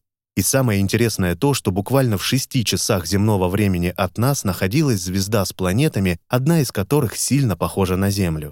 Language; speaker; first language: Russian; native; Russian